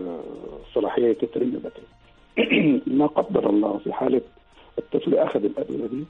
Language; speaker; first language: Arabic; native; Arabic